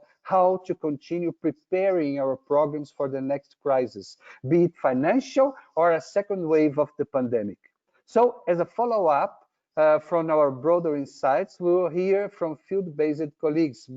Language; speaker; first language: English; non-native, fluent; Portuguese